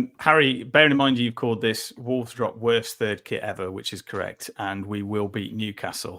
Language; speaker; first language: English; native; English